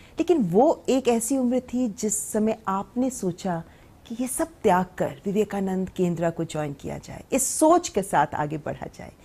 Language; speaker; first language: Hindi; native; Hindi